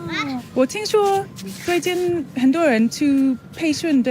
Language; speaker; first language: Chinese; non-native, learner; English